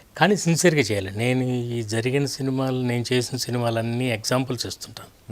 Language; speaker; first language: Telugu; native; Telugu